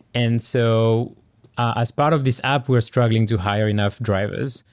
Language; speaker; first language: English; non-native, fluent; French